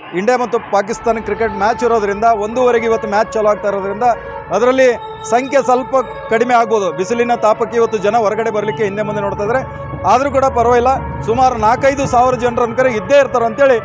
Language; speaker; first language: Kannada; non-native, local second language; Lambadi